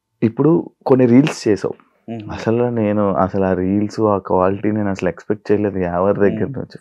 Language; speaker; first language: Telugu; native; Telugu